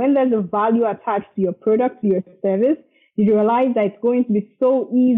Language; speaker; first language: English; non-native, local second language; Yoruba